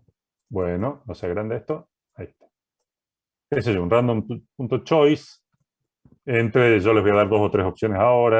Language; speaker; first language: Spanish; native; Spanish